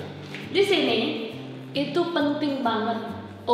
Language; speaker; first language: Indonesian; non-native, fluent; Spanish